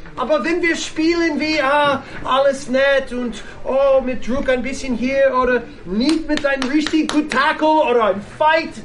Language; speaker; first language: German; non-native, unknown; English